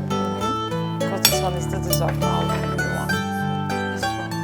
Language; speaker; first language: English; non-native, fluent; Turkish